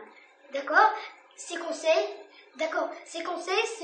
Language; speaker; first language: French; non-native, learner; Arabic